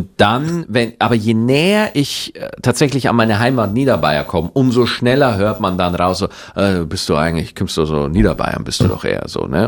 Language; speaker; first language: German; native; German